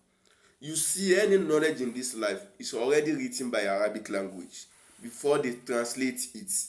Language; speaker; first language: English; non-native, local second language; Yoruba